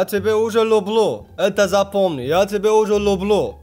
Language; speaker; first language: Russian; non-native, learner; Tajik